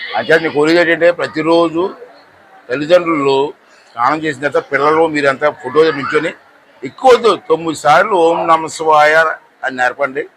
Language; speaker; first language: Telugu; native; Telugu